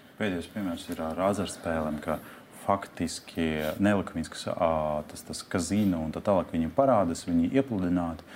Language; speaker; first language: Latvian; non-native, local second language; Russian